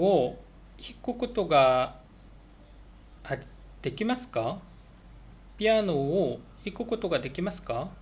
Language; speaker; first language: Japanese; non-native, learner; Korean